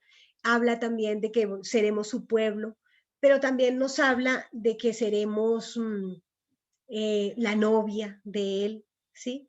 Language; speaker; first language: Spanish; native; Spanish